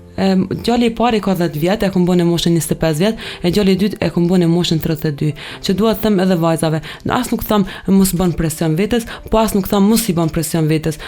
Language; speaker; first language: Albanian; early bilingual, heritage; Albanian